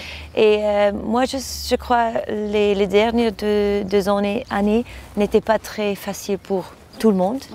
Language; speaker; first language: French; non-native, learner; German